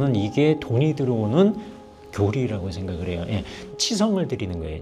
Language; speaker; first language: Korean; native; Korean